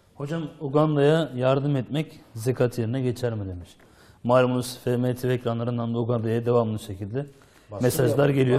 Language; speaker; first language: Turkish; native; Turkish